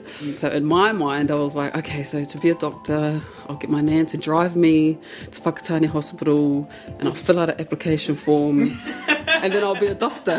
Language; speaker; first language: English; non-native, local second language; Māori